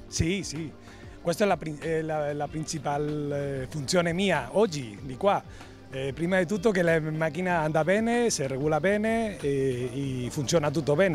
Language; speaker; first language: Italian; non-native, fluent; Spanish